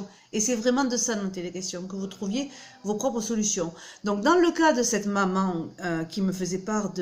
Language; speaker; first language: French; native; French